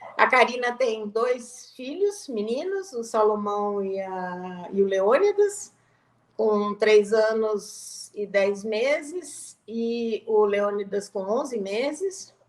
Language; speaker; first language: Portuguese; native; Portuguese